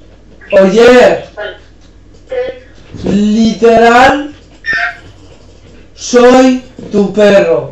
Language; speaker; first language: Spanish; native; Spanish